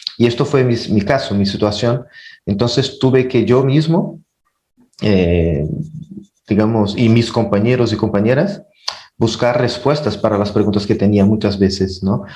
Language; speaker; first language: Spanish; non-native, fluent; Portuguese